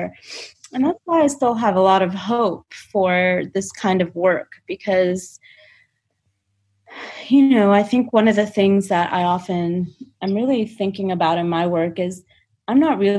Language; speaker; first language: English; native; English